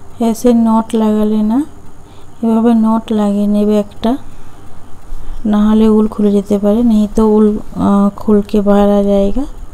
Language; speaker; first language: Hindi; non-native, local second language; Bangla